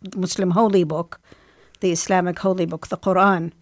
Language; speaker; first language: English; non-native, fluent; Arabic